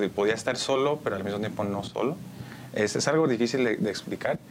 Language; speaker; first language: Spanish; early bilingual, heritage; Spanish